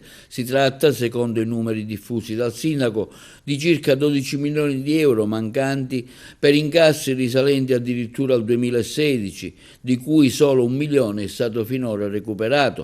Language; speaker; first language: Italian; native; Italian